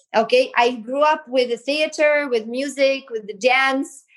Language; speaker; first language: English; non-native, fluent; Belarusian